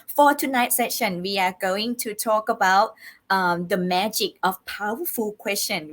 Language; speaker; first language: English; non-native, fluent; Thai